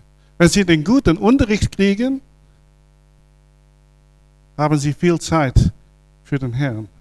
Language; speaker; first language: German; non-native, learner; Dutch